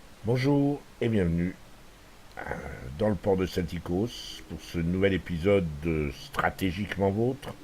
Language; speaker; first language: French; native; French